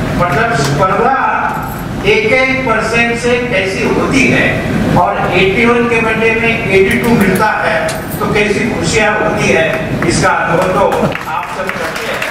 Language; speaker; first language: Hindi; non-native, local second language; Marathi